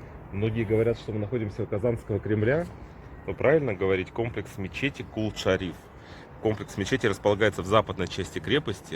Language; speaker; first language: Russian; native; Russian